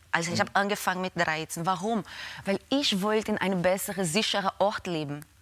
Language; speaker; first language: German; non-native, fluent; Portuguese